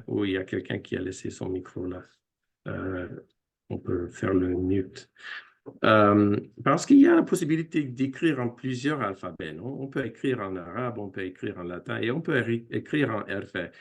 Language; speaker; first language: French; non-native, fluent; English